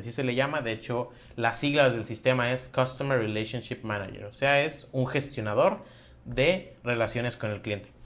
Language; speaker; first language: Spanish; native; Spanish